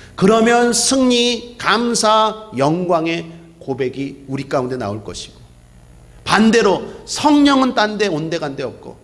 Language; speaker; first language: Korean; native; Korean